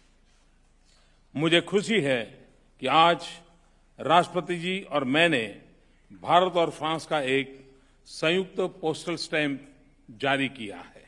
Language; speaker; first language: Hindi; non-native, local second language; Gujarati